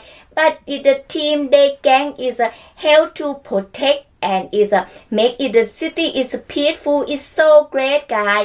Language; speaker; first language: English; non-native, learner; Thai